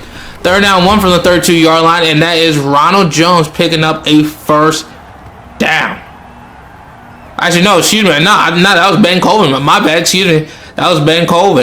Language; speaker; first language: English; native; English